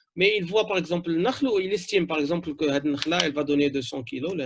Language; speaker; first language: French; non-native, local second language; Arabic